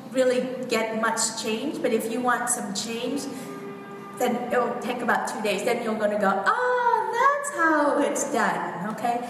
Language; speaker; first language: English; non-native, fluent; Vietnamese